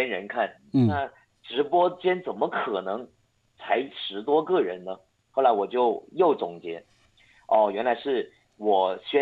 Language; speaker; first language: Chinese; non-native, local second language; Hakka Chinese